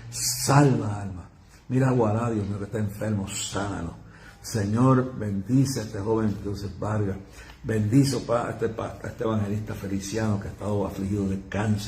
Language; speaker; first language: Spanish; native; Spanish